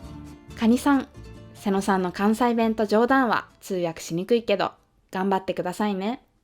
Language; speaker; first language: Japanese; native; Japanese